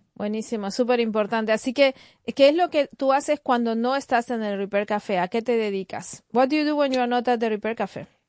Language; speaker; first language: Spanish; native; Spanish